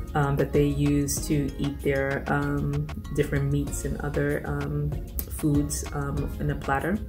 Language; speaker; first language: English; native; English